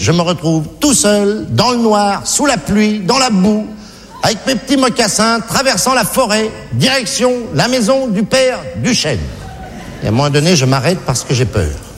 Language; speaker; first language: French; native; French